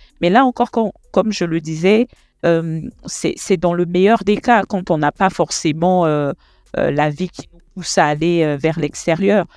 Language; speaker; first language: French; non-native, local second language; Lingala